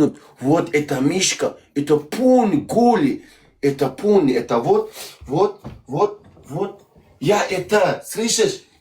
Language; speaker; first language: Russian; non-native, learner; Turkmen